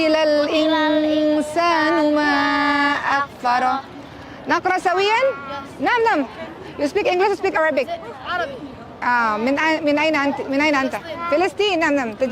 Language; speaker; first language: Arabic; non-native, learner; Indonesian